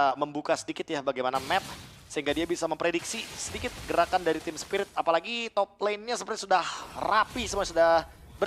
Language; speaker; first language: Indonesian; native; Indonesian